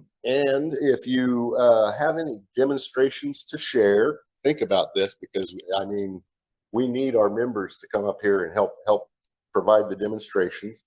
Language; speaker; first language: English; native; English